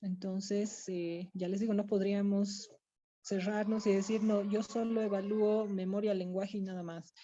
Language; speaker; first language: Spanish; native; Spanish